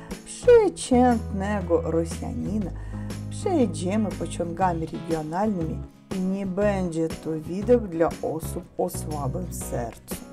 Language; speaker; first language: Polish; non-native, fluent; Russian